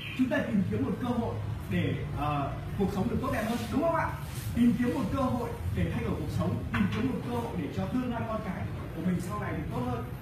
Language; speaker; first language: Vietnamese; native; Vietnamese